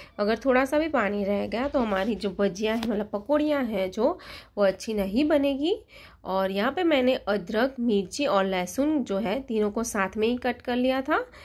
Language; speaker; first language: Hindi; non-native, local second language; Gujarati